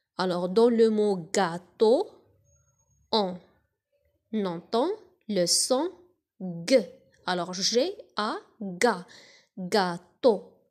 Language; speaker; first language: French; non-native, local second language; Arabic